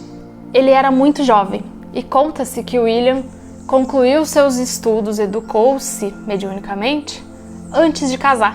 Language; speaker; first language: Portuguese; native; Portuguese